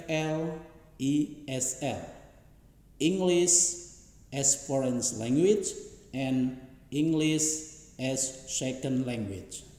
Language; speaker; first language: English; non-native, learner; Indonesian